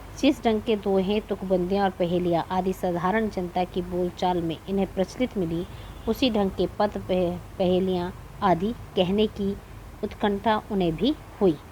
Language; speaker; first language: Hindi; native; Hindi